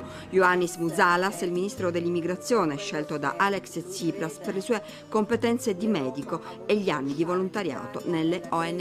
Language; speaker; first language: Italian; native; Italian